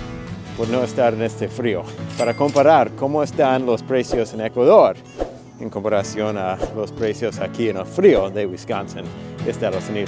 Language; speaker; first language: Spanish; non-native, fluent; English